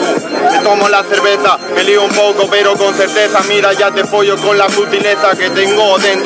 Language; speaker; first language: Spanish; native; Spanish